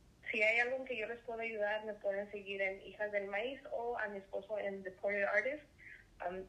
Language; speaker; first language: Spanish; early bilingual, heritage; Spanish